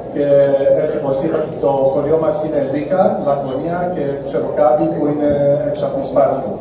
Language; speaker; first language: Greek; early bilingual, heritage; Greek